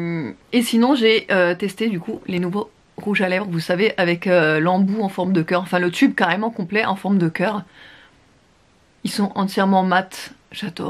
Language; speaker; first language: French; native; French